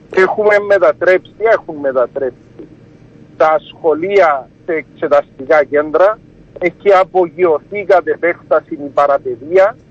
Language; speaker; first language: Greek; early bilingual, heritage; Greek